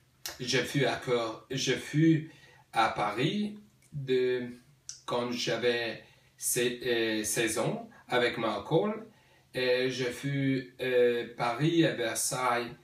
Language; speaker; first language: French; non-native, learner; Slovenian